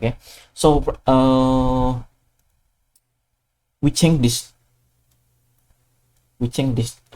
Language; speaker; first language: English; non-native, fluent; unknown